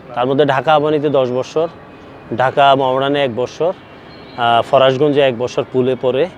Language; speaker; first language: Bangla; native; Bangla